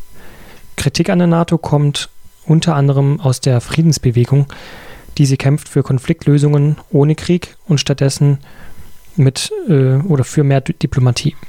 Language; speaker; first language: German; native; German